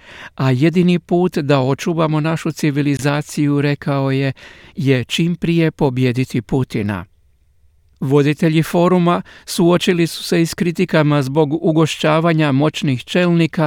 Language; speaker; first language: Croatian; native; Croatian